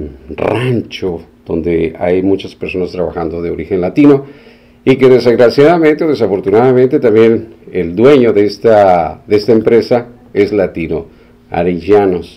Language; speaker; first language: Spanish; native; Spanish